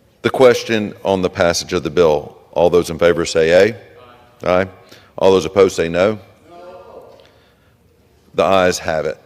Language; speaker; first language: English; native; English